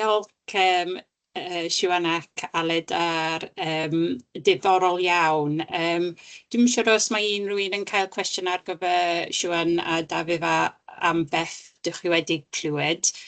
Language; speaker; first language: Welsh; non-native, local second language; English